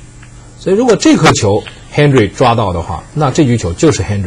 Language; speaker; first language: Chinese; native; Chinese